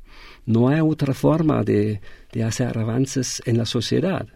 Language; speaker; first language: Spanish; non-native, fluent; German